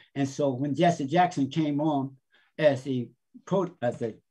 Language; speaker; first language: English; native; English